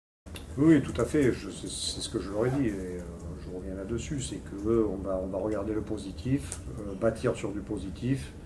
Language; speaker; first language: French; native; French